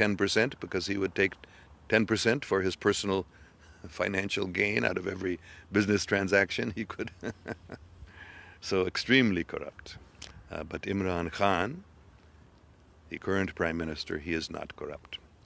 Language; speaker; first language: English; native; English